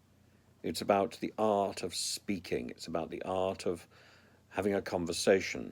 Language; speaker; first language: English; native; English